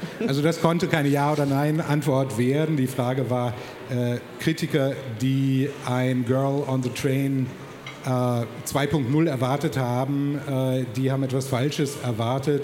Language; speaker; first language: German; native; German